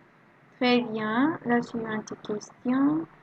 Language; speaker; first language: French; non-native, learner; Spanish